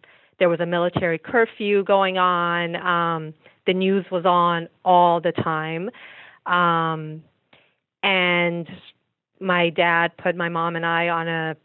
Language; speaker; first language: English; early bilingual, other home language; Persian